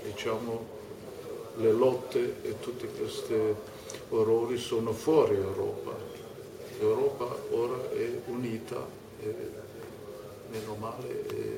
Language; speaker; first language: Italian; non-native, fluent; German